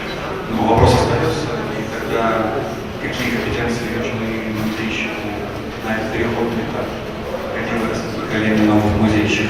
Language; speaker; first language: Russian; native; Russian